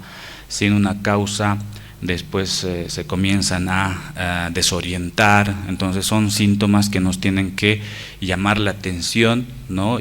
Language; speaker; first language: Spanish; native; Spanish